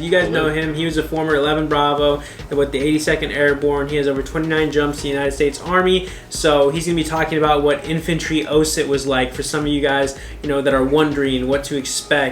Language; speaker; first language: English; native; English